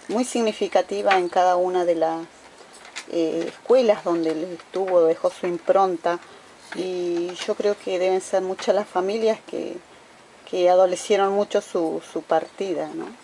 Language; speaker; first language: Spanish; native; Spanish